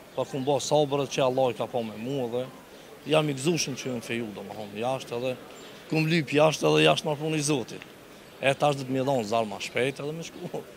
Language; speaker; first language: Albanian; native; Albanian